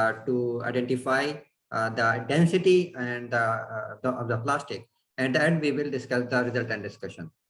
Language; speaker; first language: English; non-native, fluent; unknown